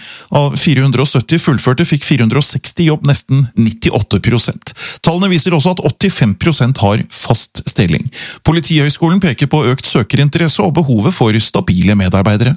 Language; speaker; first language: Norwegian; native; Norwegian